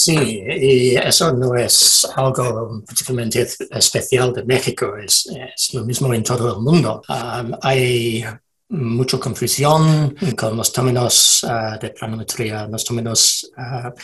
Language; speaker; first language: Spanish; non-native, learner; English